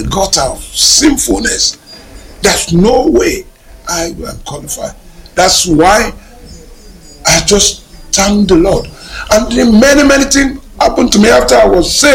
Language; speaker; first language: English; non-native, local second language; Yoruba